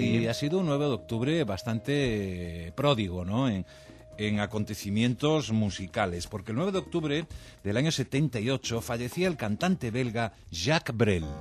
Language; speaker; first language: Spanish; native; Spanish